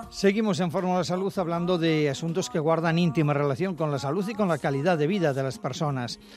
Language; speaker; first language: Spanish; native; Spanish